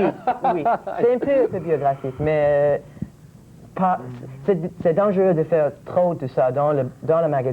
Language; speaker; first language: French; non-native, local second language; English